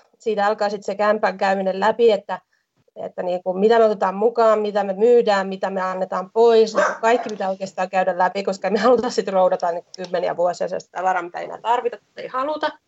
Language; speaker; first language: Finnish; native; Finnish